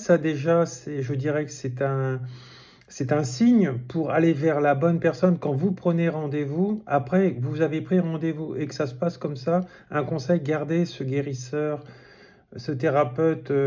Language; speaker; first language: French; native; French